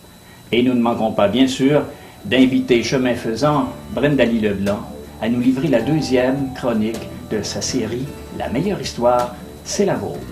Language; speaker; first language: French; native; French